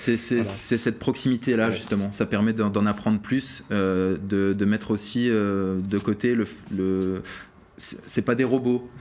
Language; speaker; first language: French; native; French